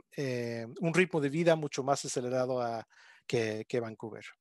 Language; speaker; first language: Spanish; non-native, fluent; English